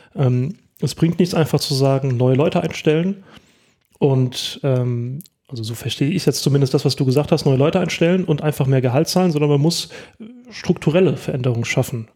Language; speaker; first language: German; native; German